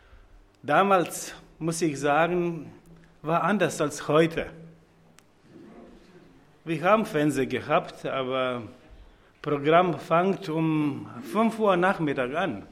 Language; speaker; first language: German; non-native, fluent; Croatian